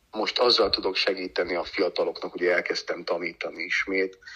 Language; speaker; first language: Hungarian; native; Hungarian